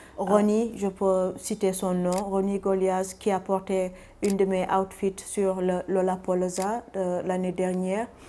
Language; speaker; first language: French; non-native, local second language; Wolof